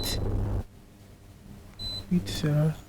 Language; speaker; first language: French; non-native, learner; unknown